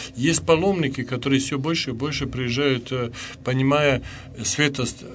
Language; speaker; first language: Russian; non-native, fluent; Serbian